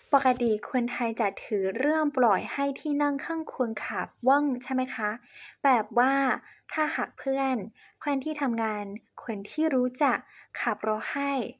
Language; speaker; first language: Thai; non-native, fluent; Chinese